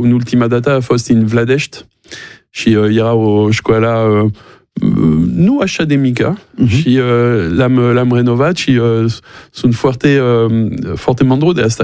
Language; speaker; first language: Romanian; non-native, learner; French